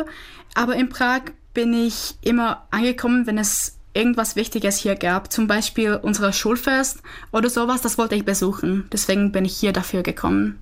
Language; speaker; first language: German; non-native, fluent; Czech